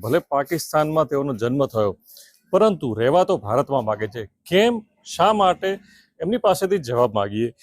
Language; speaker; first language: Gujarati; native; Gujarati